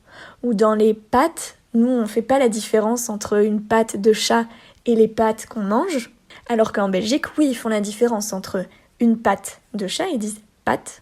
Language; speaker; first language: French; native; French